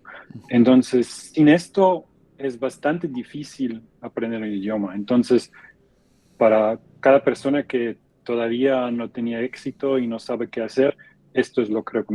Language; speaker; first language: Spanish; non-native, fluent; German